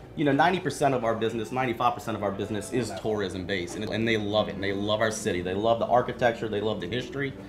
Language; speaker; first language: English; native; English